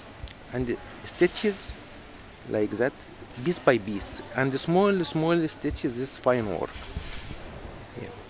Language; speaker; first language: English; non-native, learner; Arabic